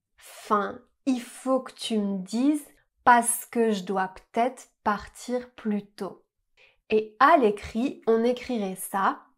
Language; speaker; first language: French; native; French